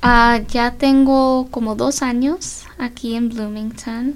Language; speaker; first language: Spanish; early bilingual, heritage; Spanish